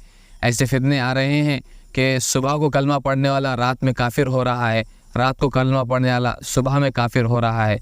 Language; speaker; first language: Urdu; native; Urdu